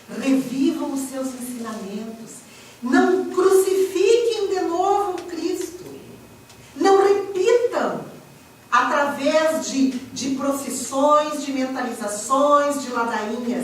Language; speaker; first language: Portuguese; native; Portuguese